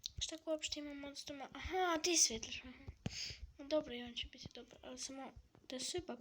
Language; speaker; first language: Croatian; early bilingual, heritage; Croatian